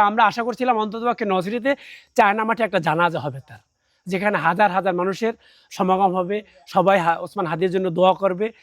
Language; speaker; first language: Bangla; native; Bangla